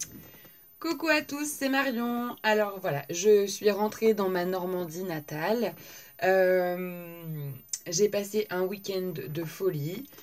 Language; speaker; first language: French; native; French